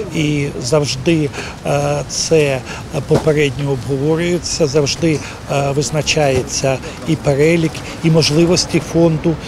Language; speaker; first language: Ukrainian; native; Ukrainian